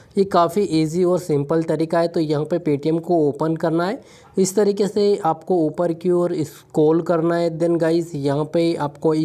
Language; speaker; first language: Hindi; native; Hindi